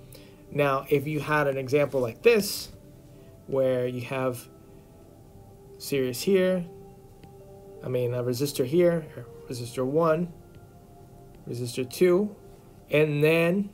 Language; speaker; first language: English; native; English